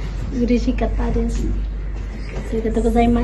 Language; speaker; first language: Japanese; non-native, learner; Khasi